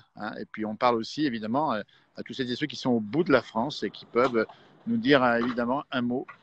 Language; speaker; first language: French; native; French